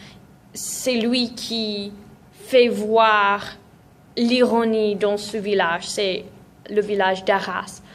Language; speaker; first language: French; non-native, fluent; English